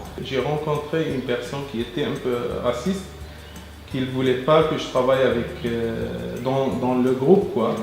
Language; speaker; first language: French; non-native, fluent; Arabic